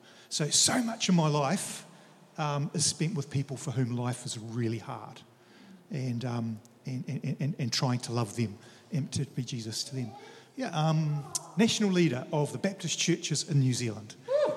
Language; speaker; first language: English; native; English